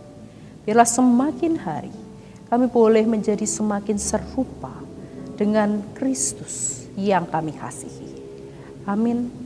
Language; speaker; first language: Indonesian; native; Indonesian